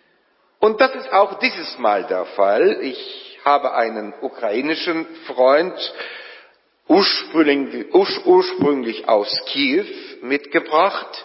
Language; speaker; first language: German; non-native, fluent; Polish